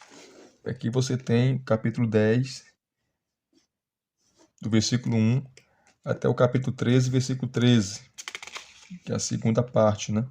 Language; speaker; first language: Portuguese; native; Portuguese